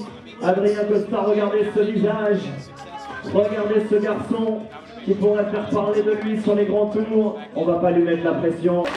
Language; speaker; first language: French; native; French